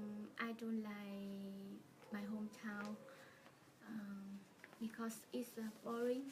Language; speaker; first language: English; non-native, learner; Vietnamese